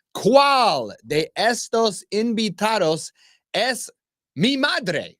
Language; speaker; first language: Spanish; non-native, learner; English